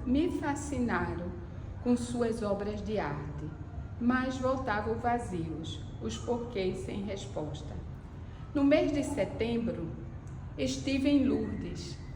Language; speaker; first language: Portuguese; native; Portuguese